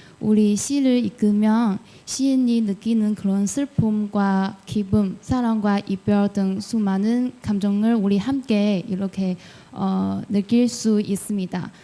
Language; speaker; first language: Korean; non-native, fluent; Chinese